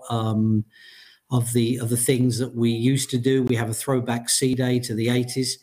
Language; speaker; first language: English; native; English